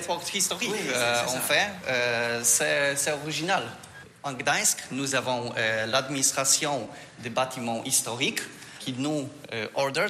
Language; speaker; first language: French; non-native, learner; Polish